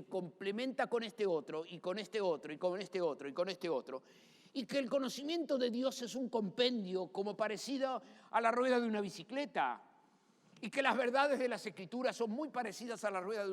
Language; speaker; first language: Spanish; native; Spanish